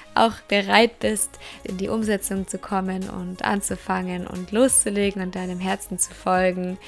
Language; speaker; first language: German; native; German